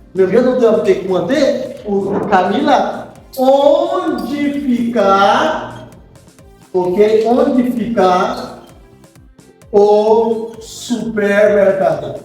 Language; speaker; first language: Portuguese; non-native, local second language; Haitian Creole